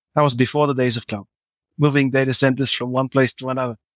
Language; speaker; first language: English; non-native, fluent; Bulgarian